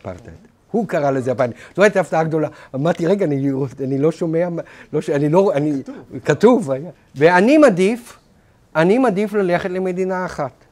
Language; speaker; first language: Hebrew; non-native, fluent; German